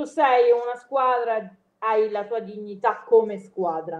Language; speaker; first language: Italian; native; Italian